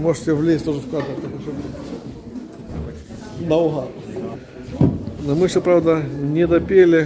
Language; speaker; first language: Russian; native; Russian